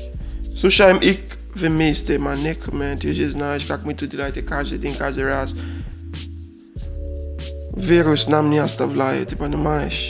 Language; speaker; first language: Russian; non-native, learner; Arabic